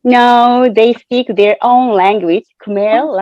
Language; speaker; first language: English; non-native, fluent; Japanese